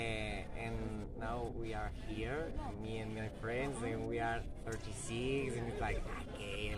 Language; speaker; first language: English; non-native, learner; Spanish